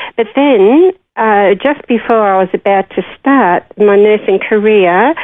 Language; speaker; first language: English; native; English